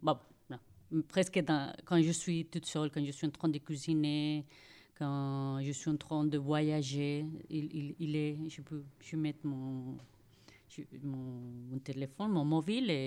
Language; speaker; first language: French; non-native, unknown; Spanish